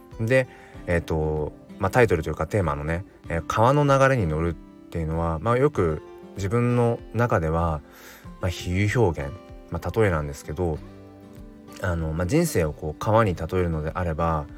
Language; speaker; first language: Japanese; native; Japanese